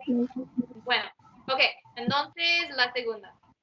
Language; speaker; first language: Spanish; non-native, learner; English